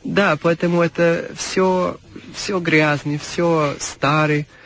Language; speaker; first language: Russian; non-native, learner; English